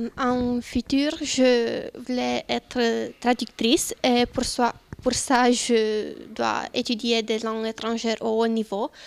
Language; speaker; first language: French; non-native, fluent; Romanian